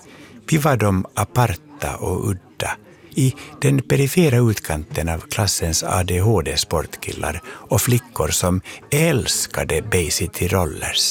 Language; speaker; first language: Swedish; native; Swedish